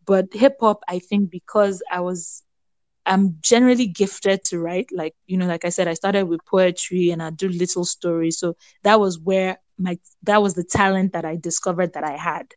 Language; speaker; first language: English; non-native, local second language; Yoruba